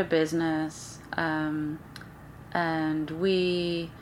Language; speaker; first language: English; native; English